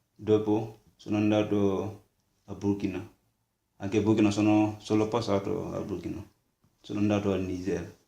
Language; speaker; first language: Italian; non-native, learner; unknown